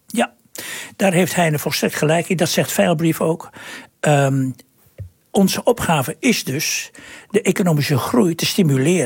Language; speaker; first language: Dutch; native; Dutch